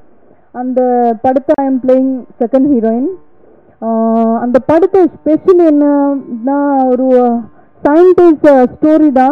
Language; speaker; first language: Tamil; non-native, learner; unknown